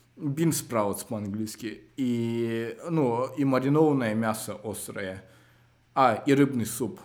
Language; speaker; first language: Russian; native; Russian